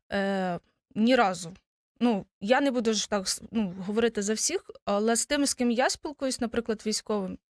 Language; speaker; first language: Ukrainian; native; Ukrainian